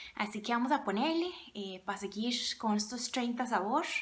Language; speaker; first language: Spanish; native; Spanish